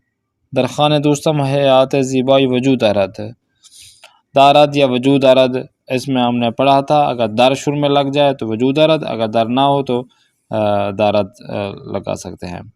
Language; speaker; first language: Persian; non-native, fluent; Urdu